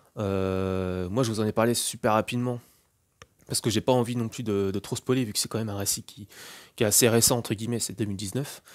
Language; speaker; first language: French; native; French